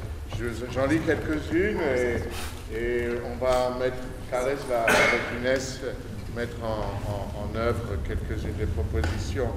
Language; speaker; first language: French; native; French